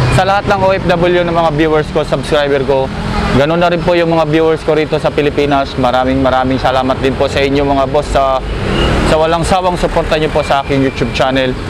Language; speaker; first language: Filipino; non-native, local second language; Cebuano